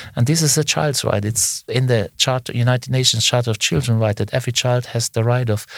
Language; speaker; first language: English; non-native, fluent; Luxembourgish